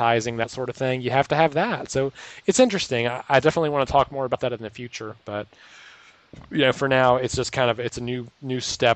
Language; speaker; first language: English; native; English